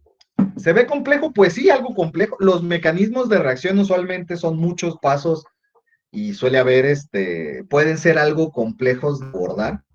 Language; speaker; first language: Spanish; native; Spanish